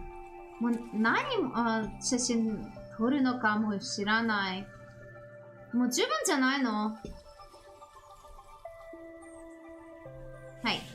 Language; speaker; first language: Japanese; non-native, learner; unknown